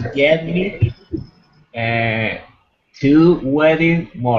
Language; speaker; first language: English; non-native, learner; Spanish